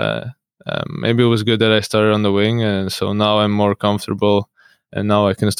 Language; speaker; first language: English; non-native, fluent; Russian